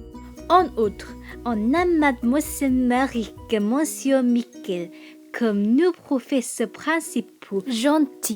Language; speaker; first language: French; non-native, learner; Vietnamese